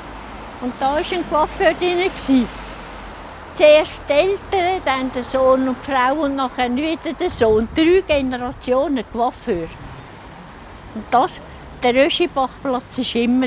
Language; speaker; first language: German; native; German